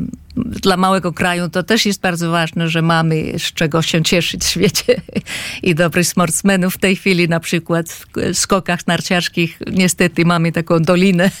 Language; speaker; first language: Polish; non-native, fluent; Finnish